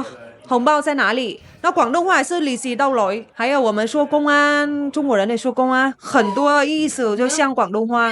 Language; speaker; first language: Chinese; non-native, fluent; Vietnamese